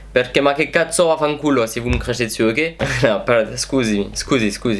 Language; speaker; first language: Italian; non-native, learner; French